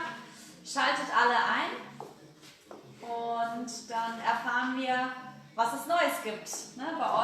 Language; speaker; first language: German; native; German